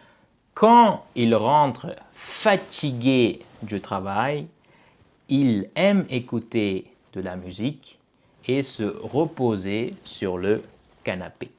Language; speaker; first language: French; non-native, fluent; Tamil